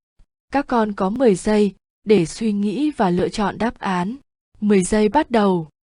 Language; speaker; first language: Vietnamese; native; Vietnamese